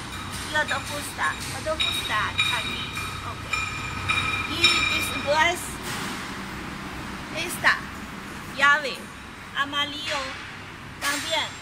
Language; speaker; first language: Spanish; non-native, learner; Chinese